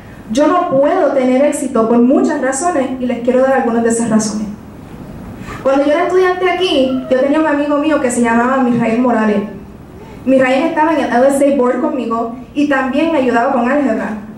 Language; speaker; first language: Spanish; early bilingual, heritage; Spanish